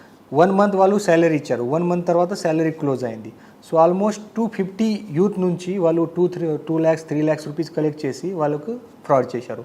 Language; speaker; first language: Telugu; non-native, fluent; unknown